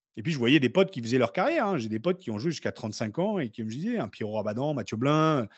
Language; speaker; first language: French; native; French